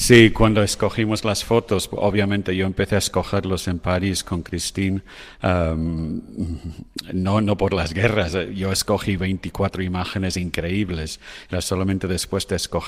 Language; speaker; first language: Spanish; non-native, fluent; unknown